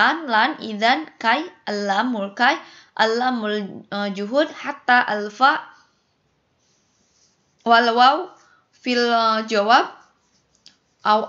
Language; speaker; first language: Arabic; non-native, fluent; Indonesian